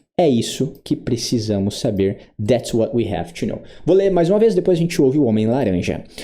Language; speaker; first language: Portuguese; native; Portuguese